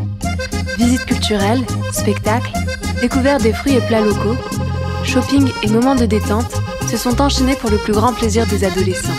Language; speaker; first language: French; native; French